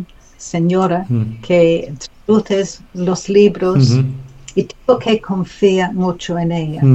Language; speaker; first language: Spanish; non-native, learner; English